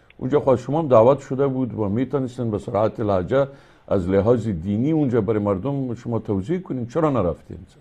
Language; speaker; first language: Persian; native; Persian